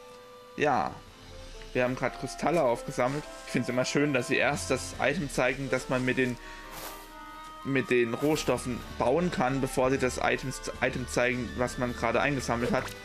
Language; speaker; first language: German; native; German